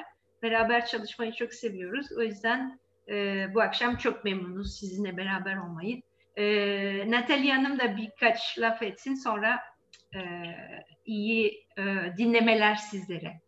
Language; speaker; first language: Turkish; non-native, fluent; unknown